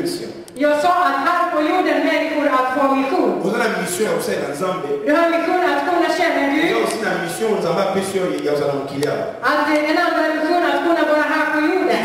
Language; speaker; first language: Swedish; non-native, fluent; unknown